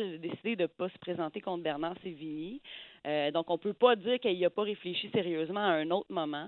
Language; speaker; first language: French; native; French